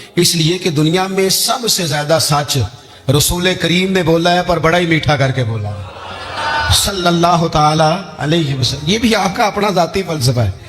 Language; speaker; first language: Urdu; non-native, local second language; Punjabi